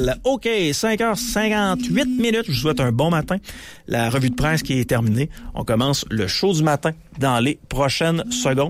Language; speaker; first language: French; native; French